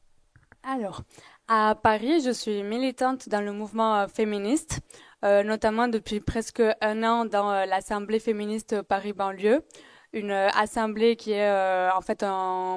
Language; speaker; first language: French; native; French